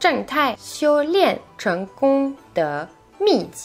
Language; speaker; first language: Chinese; non-native, fluent; French